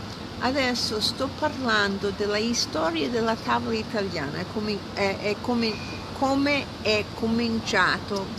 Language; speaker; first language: Italian; early bilingual, heritage; Italian